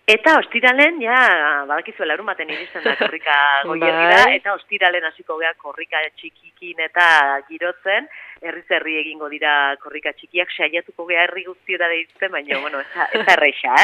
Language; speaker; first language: Basque; native; Basque